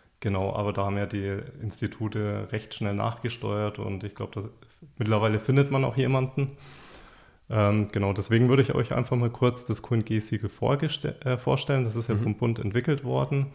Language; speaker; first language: German; native; German